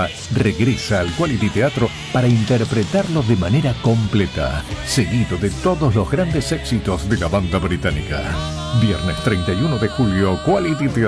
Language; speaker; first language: Spanish; native; Spanish